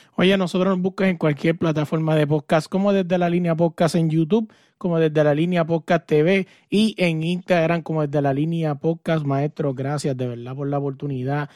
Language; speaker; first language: Spanish; native; Spanish